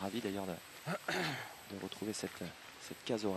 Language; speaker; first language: French; native; French